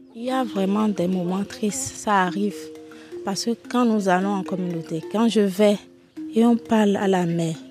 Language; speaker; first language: French; non-native, local second language; Fon